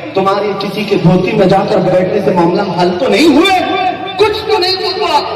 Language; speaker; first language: Urdu; native; Urdu